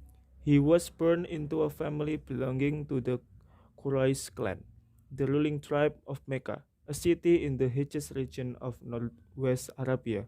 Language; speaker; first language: English; non-native, learner; Indonesian